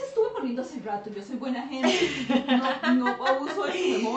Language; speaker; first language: Spanish; native; Spanish